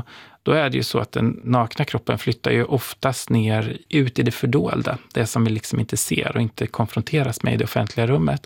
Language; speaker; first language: Swedish; native; Swedish